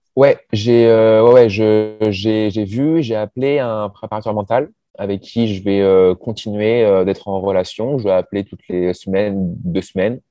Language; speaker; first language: French; native; French